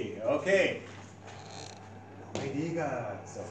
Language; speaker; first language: Spanish; non-native, fluent; English